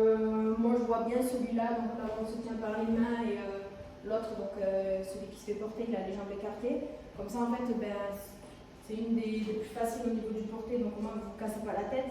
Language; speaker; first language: French; native; French